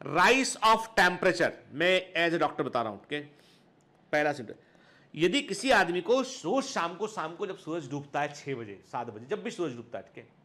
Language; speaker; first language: Hindi; native; Hindi